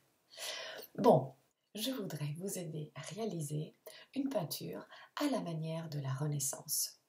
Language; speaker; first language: French; non-native, fluent; Italian